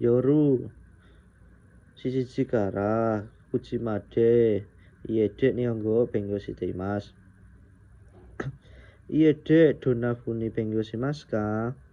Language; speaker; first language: Japanese; non-native, learner; Indonesian